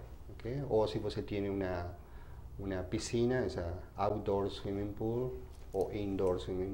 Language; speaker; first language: Portuguese; non-native, fluent; Spanish